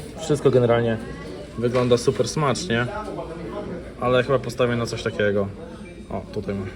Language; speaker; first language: Polish; native; Polish